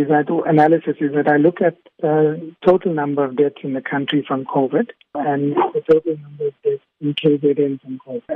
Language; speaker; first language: English; native; English